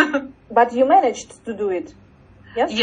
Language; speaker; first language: English; non-native, learner; Russian